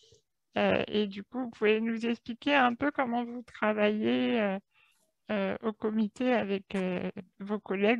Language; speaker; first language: French; native; French